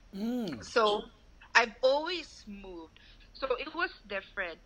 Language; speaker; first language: English; non-native, local second language; Cebuano